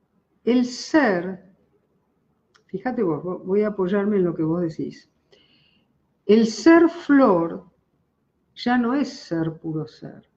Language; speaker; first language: Spanish; native; Spanish